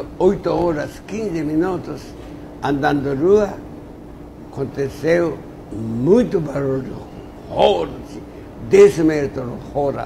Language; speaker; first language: Portuguese; non-native, learner; Japanese